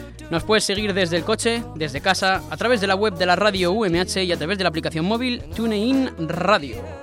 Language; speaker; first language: Spanish; native; Spanish